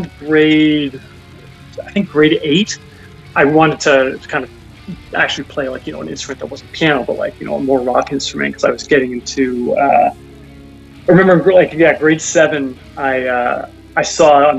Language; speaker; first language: English; native; English